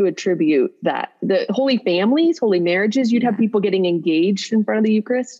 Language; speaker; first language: English; native; English